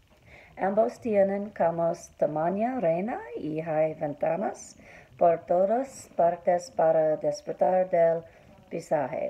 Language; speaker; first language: Spanish; non-native, learner; English